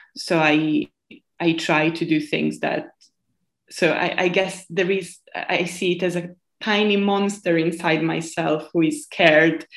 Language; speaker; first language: English; non-native, fluent; Italian